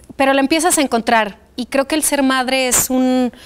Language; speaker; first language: Spanish; early bilingual, other home language; Polish